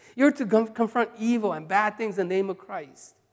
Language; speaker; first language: English; early bilingual, other home language; Korean